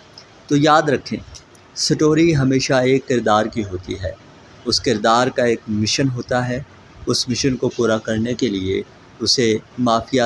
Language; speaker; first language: Urdu; native; Urdu